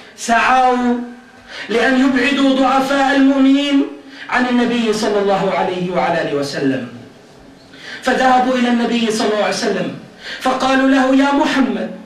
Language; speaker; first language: Arabic; native; Arabic